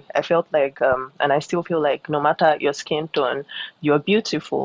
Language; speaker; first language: English; non-native, local second language; Yoruba